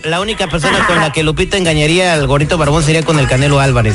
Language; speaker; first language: Spanish; native; Spanish